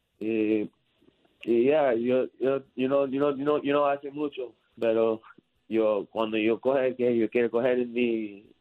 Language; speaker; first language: Spanish; early bilingual, heritage; English